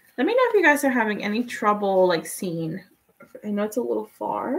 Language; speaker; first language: English; non-native, fluent; Spanish